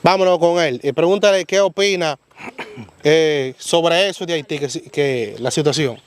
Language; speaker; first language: Spanish; native; Spanish